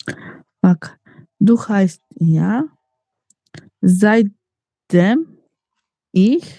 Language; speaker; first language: German; non-native, learner; Macedonian